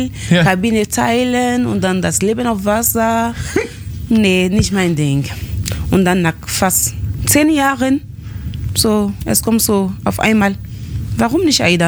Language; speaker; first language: German; non-native, fluent; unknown